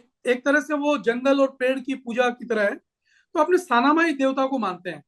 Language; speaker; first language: Hindi; native; Hindi